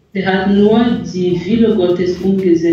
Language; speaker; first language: German; non-native, fluent; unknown